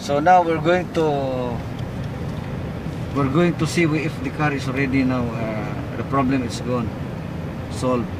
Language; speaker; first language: English; non-native, local second language; Filipino